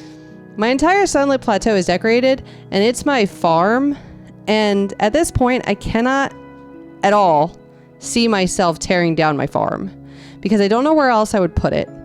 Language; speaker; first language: English; native; English